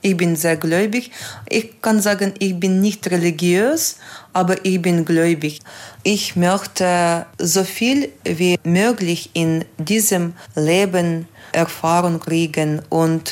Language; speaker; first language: German; non-native, fluent; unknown